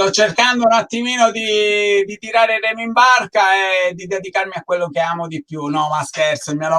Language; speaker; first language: Italian; native; Italian